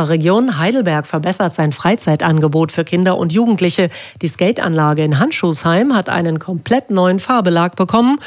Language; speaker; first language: German; native; German